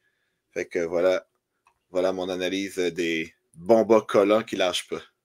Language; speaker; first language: French; native; French